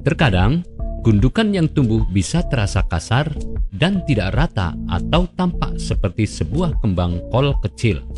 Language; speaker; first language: Indonesian; native; Indonesian